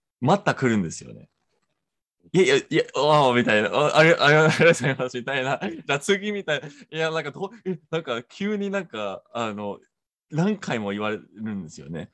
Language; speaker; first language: Japanese; non-native, fluent; English